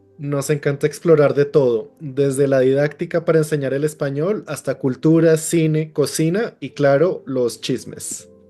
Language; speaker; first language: Spanish; native; Spanish